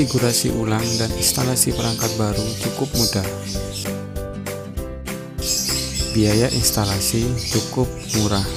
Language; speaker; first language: Indonesian; native; Indonesian